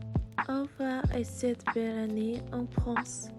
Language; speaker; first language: French; non-native, learner; Korean